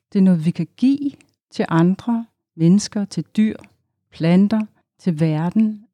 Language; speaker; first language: Danish; native; Danish